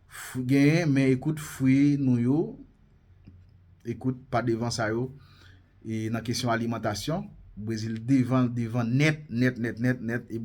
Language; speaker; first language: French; non-native, local second language; Haitian Creole